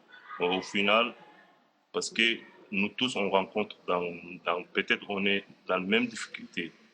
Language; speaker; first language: French; non-native, fluent; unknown